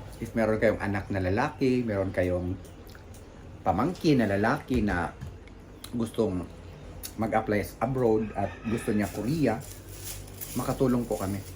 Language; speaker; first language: Filipino; native; Filipino